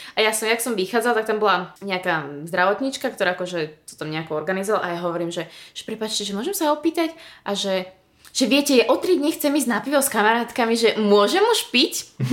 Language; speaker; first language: Slovak; native; Slovak